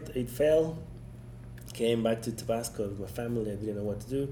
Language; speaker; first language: English; non-native, fluent; Spanish